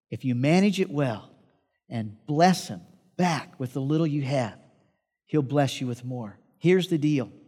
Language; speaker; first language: English; native; English